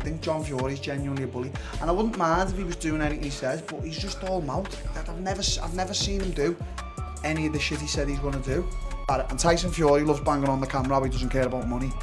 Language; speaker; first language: English; native; English